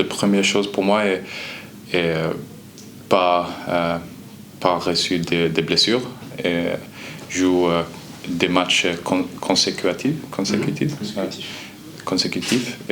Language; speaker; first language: French; non-native, learner; Swedish